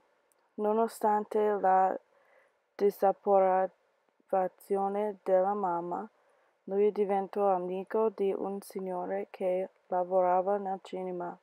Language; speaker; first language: Italian; non-native, learner; English